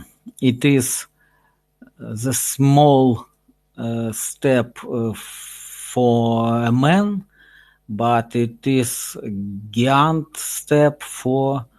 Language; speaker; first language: English; non-native, learner; Russian